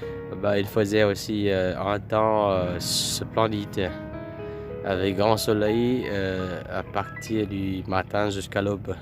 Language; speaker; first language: French; non-native, fluent; Vietnamese